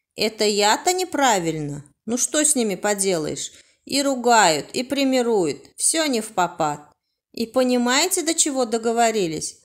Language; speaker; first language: Russian; non-native, local second language; Turkmen